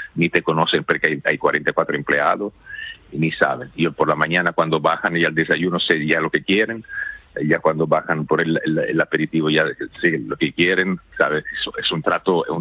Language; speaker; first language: Spanish; non-native, fluent; Italian